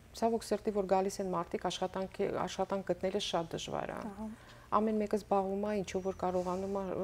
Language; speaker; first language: Armenian; native; Armenian